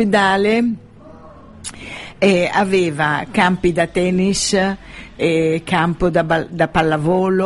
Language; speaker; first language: Italian; non-native, fluent; Arabic